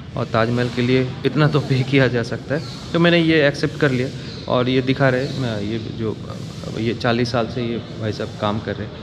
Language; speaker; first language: Hindi; non-native, local second language; Bangla